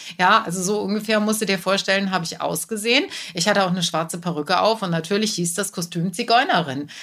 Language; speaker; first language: German; native; German